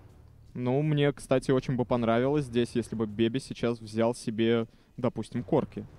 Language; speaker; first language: Russian; native; Russian